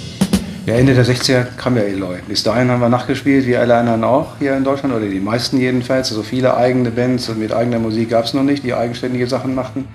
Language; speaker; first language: German; native; German